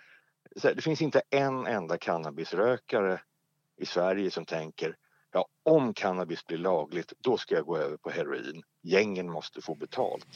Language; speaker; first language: Swedish; native; Swedish